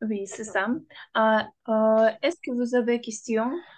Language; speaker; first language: French; non-native, learner; Russian